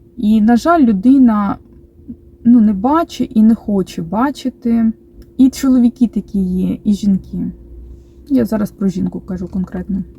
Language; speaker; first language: Ukrainian; non-native, local second language; Russian